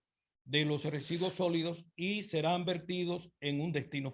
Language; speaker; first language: Spanish; native; Spanish